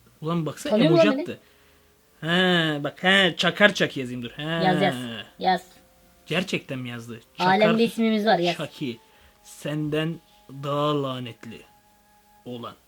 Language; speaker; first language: Turkish; native; Turkish